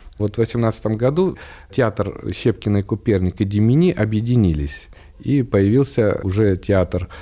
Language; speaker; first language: Russian; native; Russian